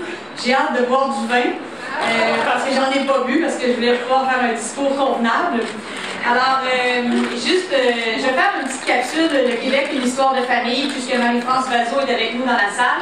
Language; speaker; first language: French; native; French